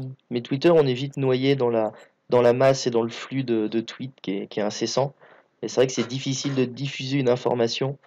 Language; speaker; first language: French; native; French